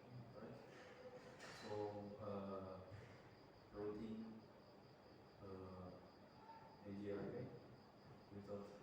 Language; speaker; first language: English; non-native, learner; Indonesian